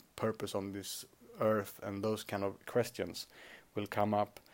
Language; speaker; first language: English; non-native, fluent; Swedish